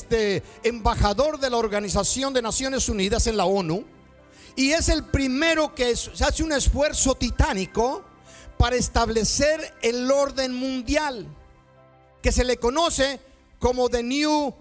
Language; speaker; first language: Spanish; native; Spanish